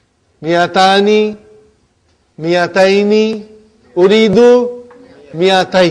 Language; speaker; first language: Arabic; non-native, fluent; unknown